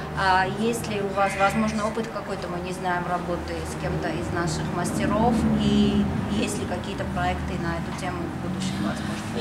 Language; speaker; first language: Russian; non-native, local second language; Armenian